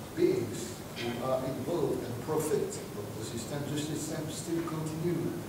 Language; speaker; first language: English; non-native, fluent; French